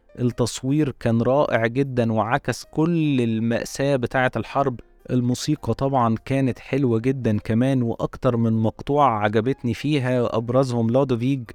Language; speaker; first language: Arabic; native; Arabic